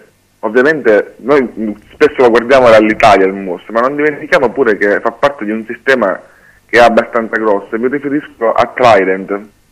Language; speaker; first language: Italian; native; Italian